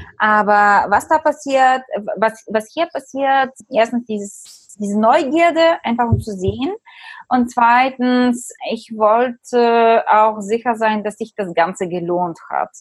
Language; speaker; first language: German; non-native, fluent; Bulgarian